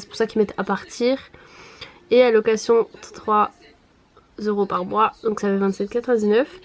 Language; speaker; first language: French; native; French